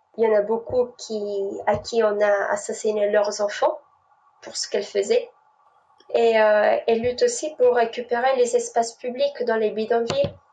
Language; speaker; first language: French; non-native, fluent; Spanish